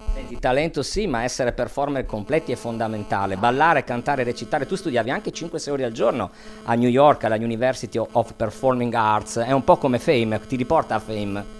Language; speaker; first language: Italian; native; Italian